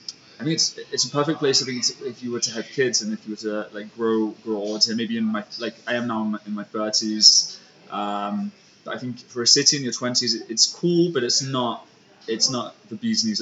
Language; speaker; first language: English; native; English